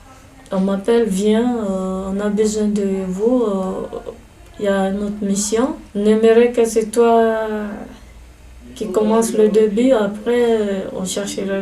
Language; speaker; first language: French; non-native, learner; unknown